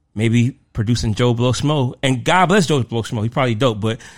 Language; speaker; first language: English; native; English